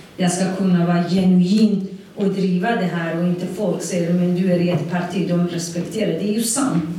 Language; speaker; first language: Swedish; non-native, fluent; Central Kurdish